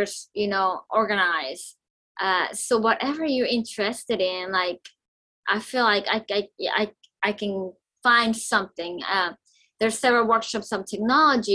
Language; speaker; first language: English; non-native, fluent; Spanish